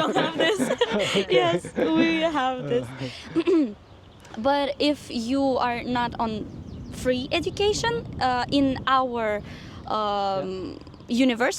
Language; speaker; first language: English; non-native, fluent; Russian